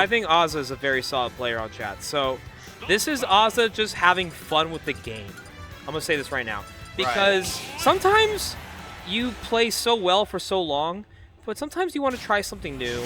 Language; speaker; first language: English; native; English